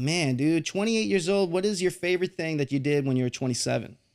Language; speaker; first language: English; native; English